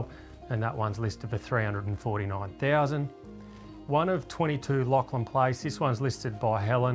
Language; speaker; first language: English; native; English